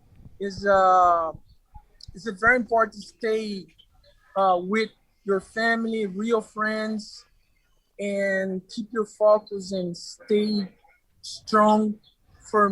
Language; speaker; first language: English; non-native, learner; Portuguese